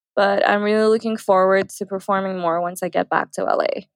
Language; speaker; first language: English; early bilingual, other home language; Arabic